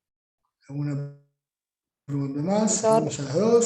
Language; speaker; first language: Spanish; native; Spanish